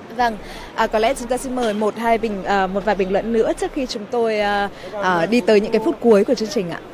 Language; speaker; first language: Vietnamese; native; Vietnamese